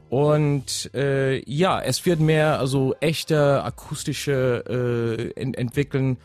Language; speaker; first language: German; non-native, fluent; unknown